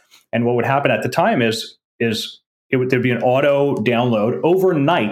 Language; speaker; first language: English; non-native, fluent; French